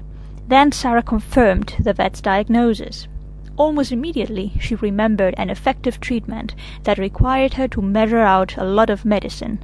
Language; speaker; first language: English; non-native, fluent; Catalan